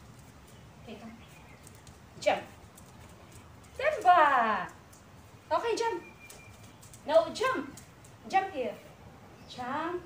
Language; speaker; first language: English; non-native, local second language; Filipino